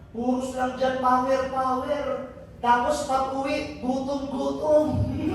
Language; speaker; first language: Filipino; non-native, local second language; Bikol